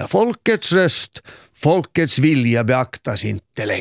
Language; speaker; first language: Swedish; native; Swedish